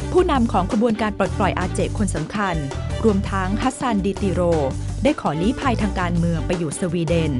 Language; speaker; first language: Thai; native; Thai